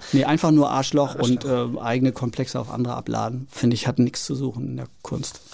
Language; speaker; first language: German; native; German